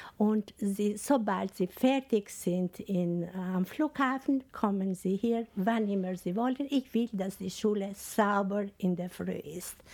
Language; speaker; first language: German; non-native, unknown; Albanian